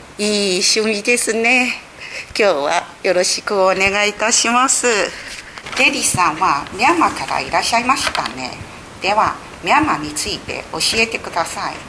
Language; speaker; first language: Japanese; native; Japanese